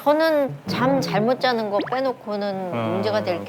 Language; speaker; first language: Korean; native; Korean